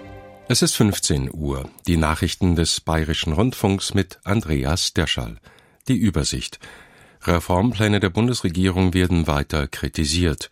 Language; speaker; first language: German; native; German